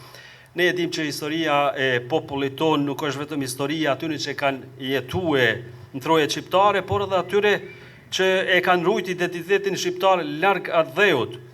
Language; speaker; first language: Albanian; native; Albanian